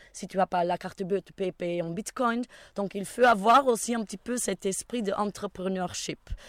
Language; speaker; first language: French; non-native, fluent; Portuguese